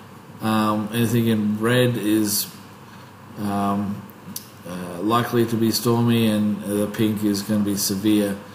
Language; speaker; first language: English; native; English